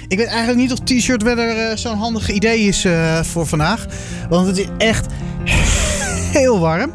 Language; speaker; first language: Dutch; native; Dutch